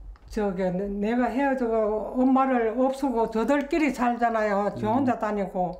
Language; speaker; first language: Korean; native; Korean